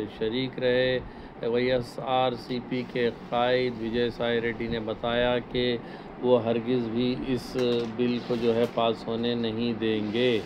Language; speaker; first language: Urdu; native; Urdu